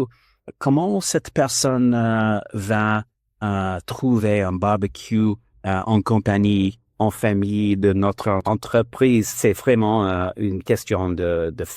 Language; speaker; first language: French; non-native, learner; English